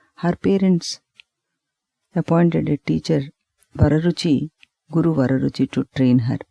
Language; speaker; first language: English; non-native, local second language; Telugu